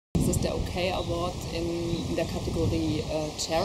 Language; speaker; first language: German; native; German